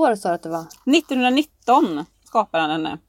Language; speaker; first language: Swedish; native; Swedish